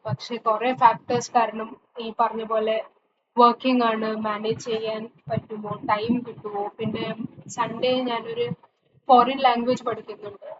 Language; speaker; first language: Malayalam; early bilingual, heritage; Malayalam